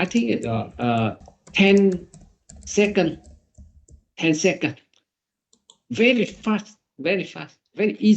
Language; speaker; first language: English; non-native, learner; Vietnamese